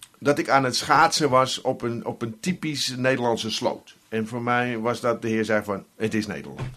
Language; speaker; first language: Dutch; native; Dutch